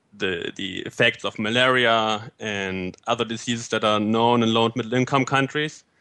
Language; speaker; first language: English; non-native, fluent; German